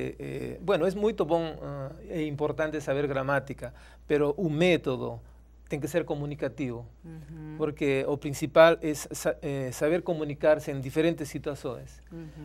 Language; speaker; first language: Portuguese; non-native, fluent; Spanish